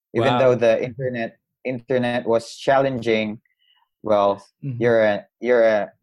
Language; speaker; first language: English; non-native, local second language; Cebuano